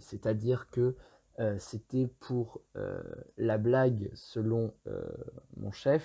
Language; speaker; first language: French; native; French